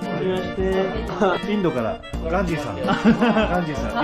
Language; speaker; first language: Japanese; non-native, learner; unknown